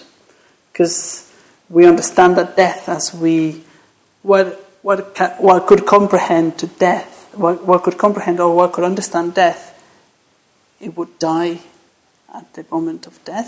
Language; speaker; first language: English; non-native, fluent; Spanish